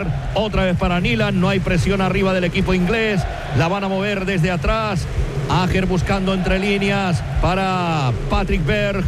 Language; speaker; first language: Spanish; native; Spanish